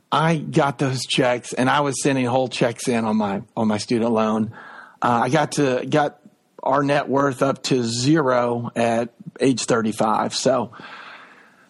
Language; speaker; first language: English; native; English